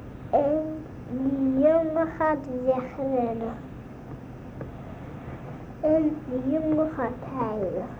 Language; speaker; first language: Dutch; early bilingual, other home language; Arabic